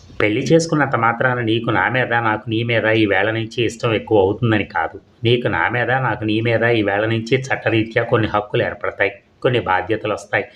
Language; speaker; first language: Telugu; native; Telugu